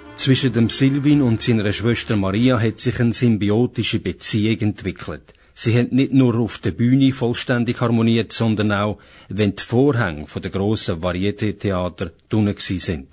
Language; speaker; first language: German; native; German